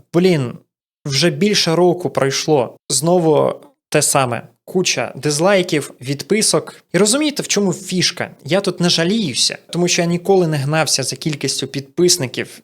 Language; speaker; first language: Ukrainian; non-native, local second language; Russian